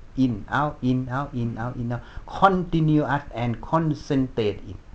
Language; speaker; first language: English; non-native, learner; Thai